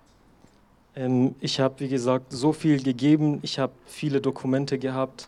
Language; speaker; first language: German; non-native, learner; Persian